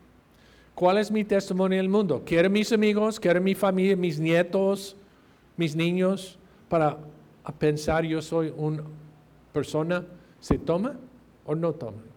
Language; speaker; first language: Spanish; non-native, fluent; English